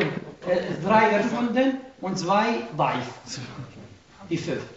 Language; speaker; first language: German; non-native, fluent; Arabic